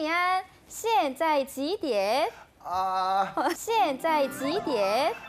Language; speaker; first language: Chinese; non-native, fluent; Korean